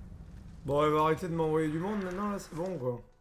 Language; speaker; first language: French; native; French